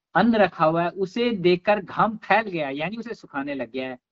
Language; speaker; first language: Hindi; non-native, local second language; Garhwali